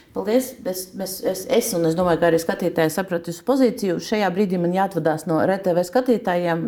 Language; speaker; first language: Latvian; non-native, local second language; Russian